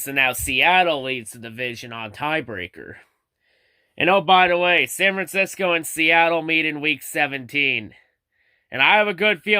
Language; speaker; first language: English; native; English